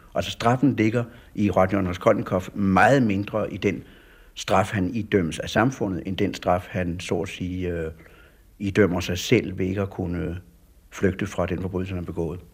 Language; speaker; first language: Danish; native; Danish